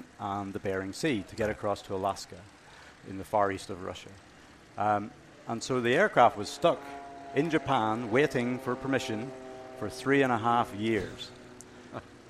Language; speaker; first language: English; native; English